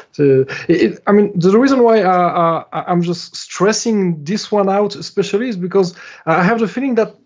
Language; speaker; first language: English; non-native, fluent; French